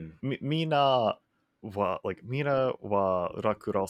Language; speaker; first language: Japanese; non-native, learner; English